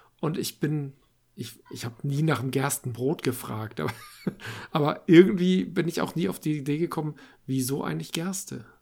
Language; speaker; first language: German; native; German